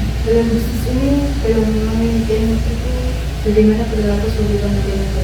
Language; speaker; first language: Indonesian; native; Indonesian